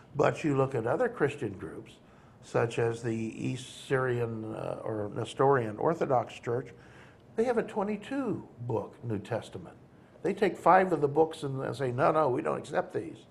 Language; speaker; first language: English; native; English